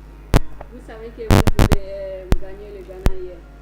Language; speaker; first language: French; non-native, learner; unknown